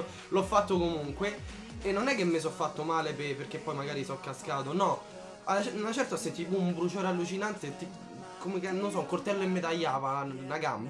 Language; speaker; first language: Italian; early bilingual, other home language; Polish